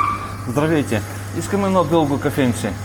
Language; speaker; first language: Bulgarian; early bilingual, heritage; Russian